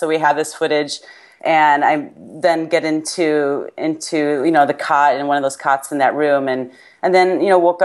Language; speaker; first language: English; native; English